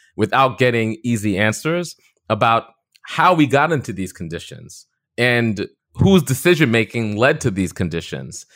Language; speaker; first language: English; native; English